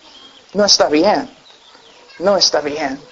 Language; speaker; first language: Spanish; non-native, fluent; English